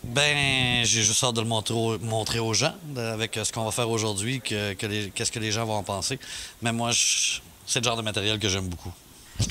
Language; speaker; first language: French; native; French